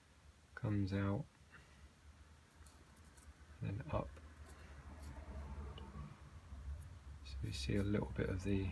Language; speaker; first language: English; native; English